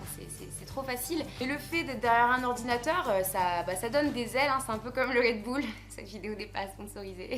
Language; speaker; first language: French; native; French